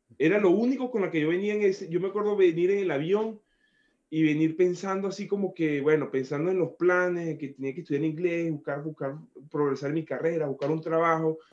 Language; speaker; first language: Spanish; native; Spanish